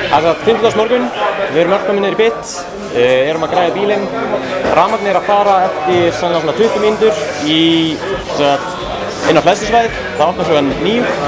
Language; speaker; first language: Icelandic; native; Icelandic